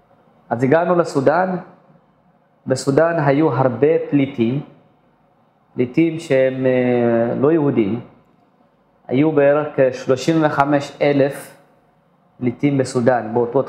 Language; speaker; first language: Hebrew; non-native, fluent; Amharic